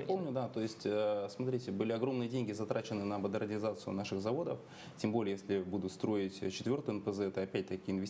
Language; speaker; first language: Russian; native; Russian